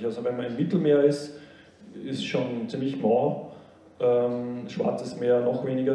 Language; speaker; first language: German; native; German